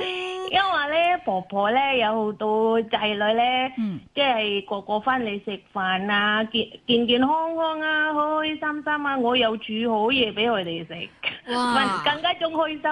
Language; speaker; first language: Cantonese; non-native, local second language; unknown